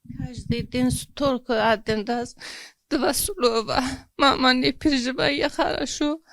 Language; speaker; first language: Russian; non-native, local second language; Azerbaijani